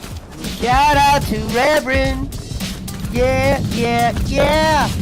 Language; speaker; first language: English; native; English